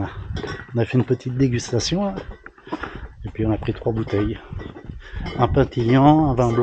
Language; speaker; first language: French; native; French